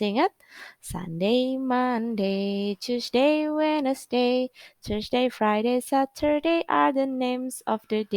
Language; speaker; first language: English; non-native, learner; Indonesian